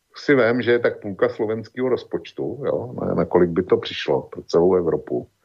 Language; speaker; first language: Czech; native; Czech